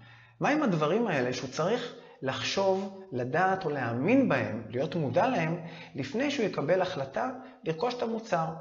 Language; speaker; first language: Hebrew; native; Hebrew